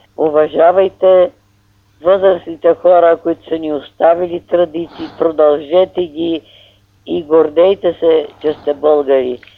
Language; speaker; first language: Bulgarian; native; Bulgarian